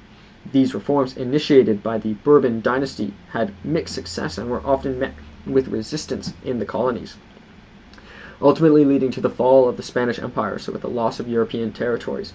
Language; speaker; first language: English; native; English